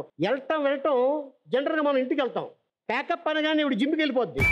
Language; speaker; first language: Telugu; native; Telugu